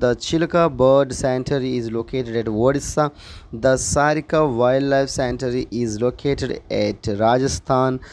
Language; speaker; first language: English; non-native, local second language; Telugu